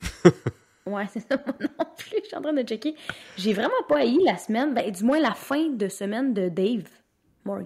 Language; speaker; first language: French; native; French